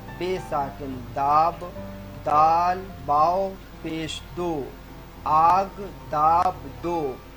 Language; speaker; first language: Urdu; native; Urdu